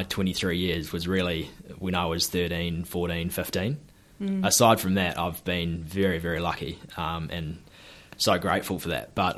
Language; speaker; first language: English; native; English